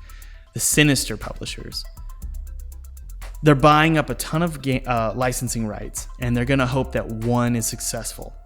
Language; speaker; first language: English; native; English